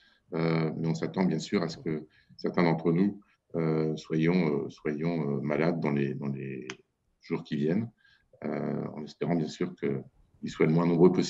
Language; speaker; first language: French; native; French